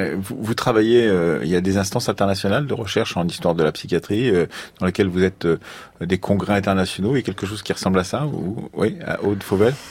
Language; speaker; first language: French; native; French